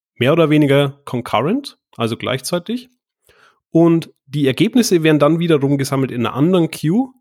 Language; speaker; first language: German; native; German